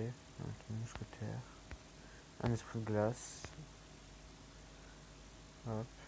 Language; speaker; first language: French; native; French